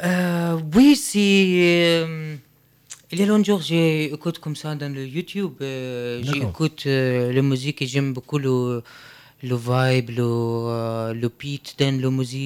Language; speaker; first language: French; non-native, learner; Arabic